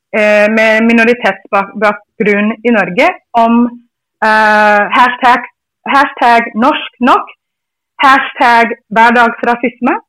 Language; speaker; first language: Norwegian; non-native, fluent; English